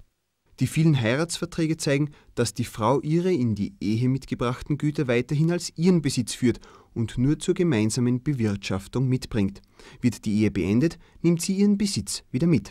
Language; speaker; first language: German; native; German